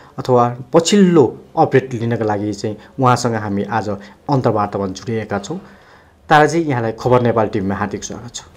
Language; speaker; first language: Nepali; native; Nepali